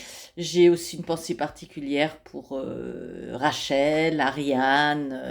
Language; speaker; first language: French; native; French